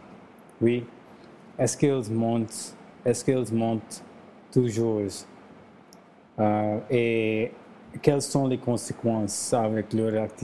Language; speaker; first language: French; non-native, learner; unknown